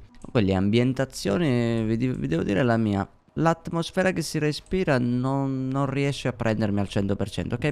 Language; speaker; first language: Italian; native; Italian